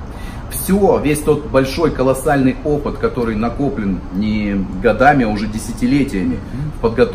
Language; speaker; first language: Russian; native; Russian